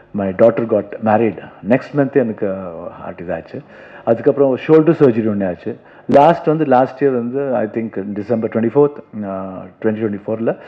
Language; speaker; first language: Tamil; non-native, local second language; Kannada